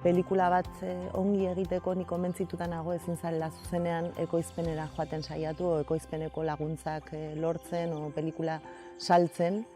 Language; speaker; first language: Basque; native; Basque